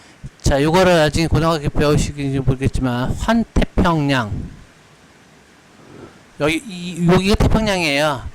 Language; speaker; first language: Korean; native; Korean